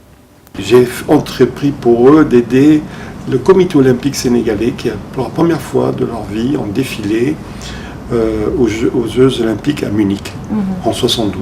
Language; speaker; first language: French; non-native, local second language; Arabic